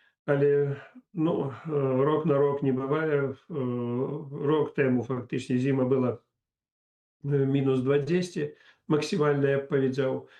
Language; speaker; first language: Polish; non-native, learner; Belarusian